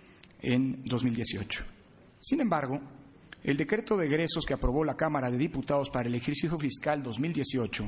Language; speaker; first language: Spanish; native; Spanish